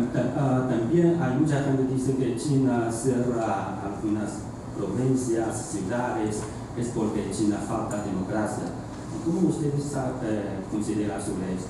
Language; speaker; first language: Spanish; non-native, fluent; Chinese